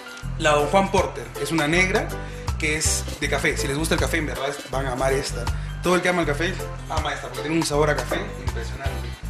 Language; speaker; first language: Spanish; native; Spanish